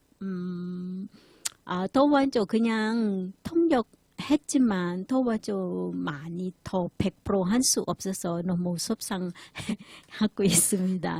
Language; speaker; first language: Korean; non-native, learner; Thai